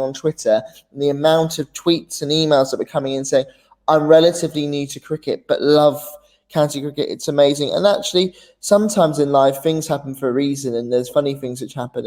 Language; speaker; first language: English; native; English